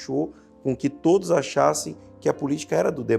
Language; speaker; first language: Portuguese; native; Portuguese